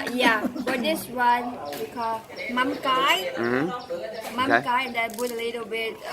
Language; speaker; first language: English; non-native, learner; Vietnamese